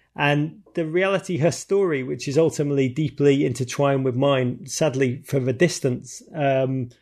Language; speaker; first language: English; native; English